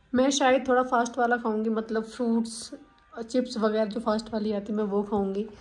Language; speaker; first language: Hindi; native; Hindi